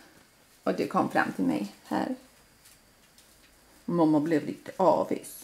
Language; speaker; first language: Swedish; non-native, fluent; Latvian